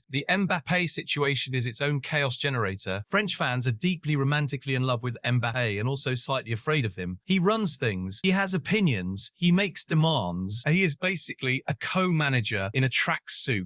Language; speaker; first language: English; native; English